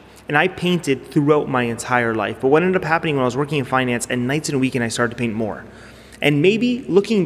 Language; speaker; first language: English; native; English